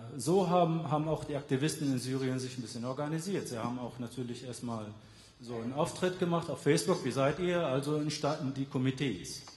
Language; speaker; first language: German; non-native, fluent; Arabic